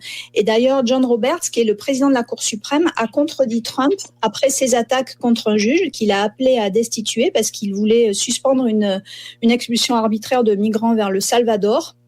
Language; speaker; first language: French; native; French